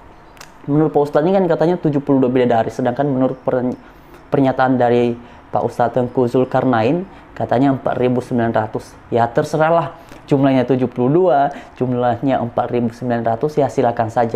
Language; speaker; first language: Indonesian; native; Indonesian